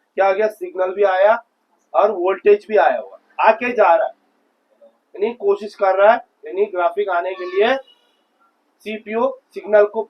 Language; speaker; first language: Hindi; non-native, local second language; Kannada